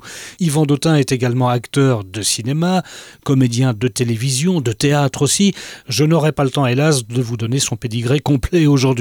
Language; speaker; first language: French; native; French